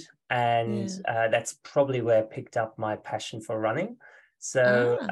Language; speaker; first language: English; non-native, fluent; German